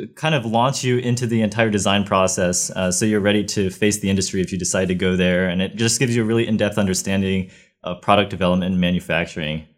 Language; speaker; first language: English; native; English